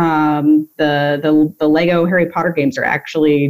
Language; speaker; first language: English; native; English